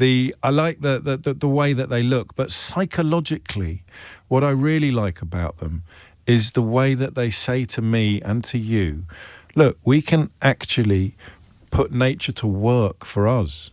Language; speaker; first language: English; native; English